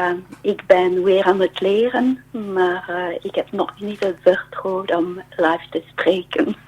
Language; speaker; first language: Dutch; non-native, learner; French